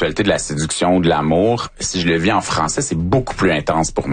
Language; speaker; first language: French; native; French